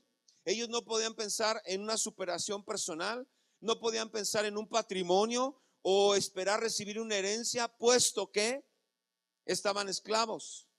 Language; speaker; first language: Spanish; native; Spanish